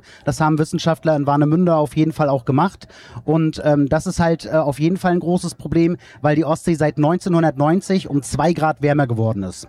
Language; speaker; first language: German; native; German